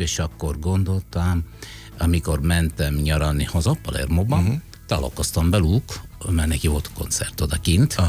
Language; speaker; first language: Hungarian; non-native, fluent; Italian